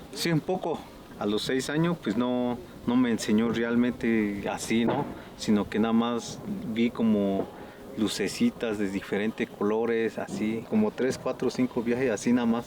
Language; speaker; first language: Spanish; native; Spanish